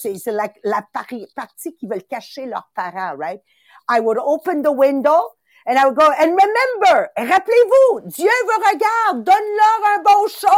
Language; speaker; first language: French; native; French